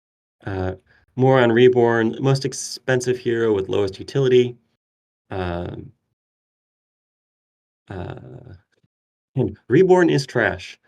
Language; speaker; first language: English; native; English